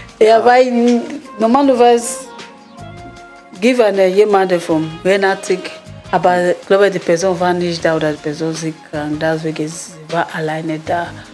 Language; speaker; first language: German; non-native, learner; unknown